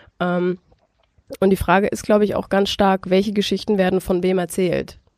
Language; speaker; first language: German; native; German